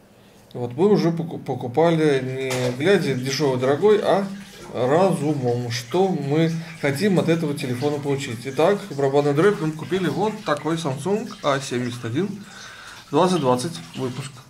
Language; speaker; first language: Russian; native; Russian